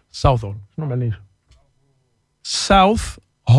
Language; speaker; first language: Arabic; native; Arabic